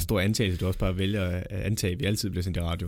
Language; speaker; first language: Danish; native; Danish